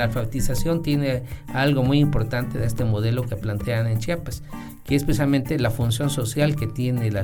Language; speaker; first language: Spanish; native; Spanish